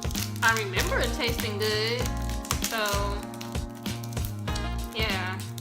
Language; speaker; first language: English; native; English